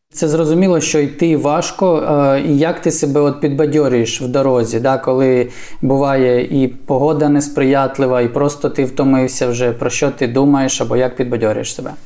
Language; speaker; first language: Ukrainian; native; Ukrainian